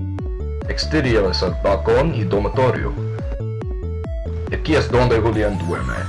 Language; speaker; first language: Spanish; non-native, learner; English